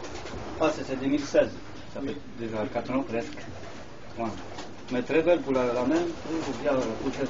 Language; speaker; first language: French; non-native, learner; Polish